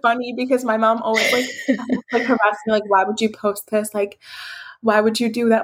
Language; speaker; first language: English; native; English